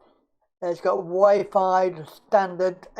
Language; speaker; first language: English; native; English